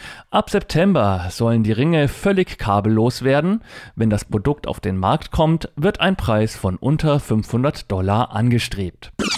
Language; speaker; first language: German; native; German